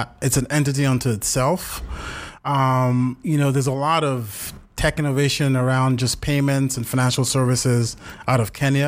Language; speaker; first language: English; non-native, local second language; Yoruba